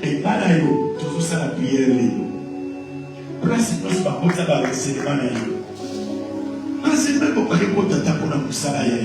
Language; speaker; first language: French; non-native, local second language; Lingala